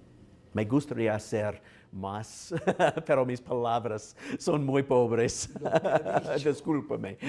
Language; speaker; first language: Spanish; non-native, learner; English